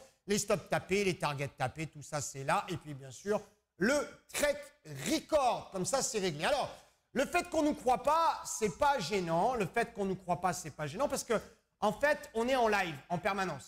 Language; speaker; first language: French; native; French